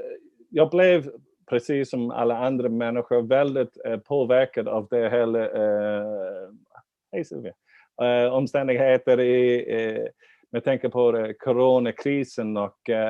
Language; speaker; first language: Swedish; non-native, fluent; English